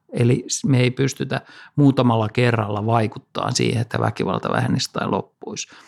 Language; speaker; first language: Finnish; native; Finnish